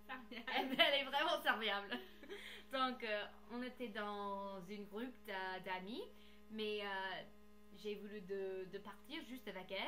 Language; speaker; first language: French; non-native, learner; English